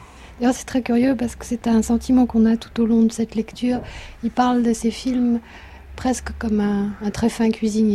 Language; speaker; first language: French; native; French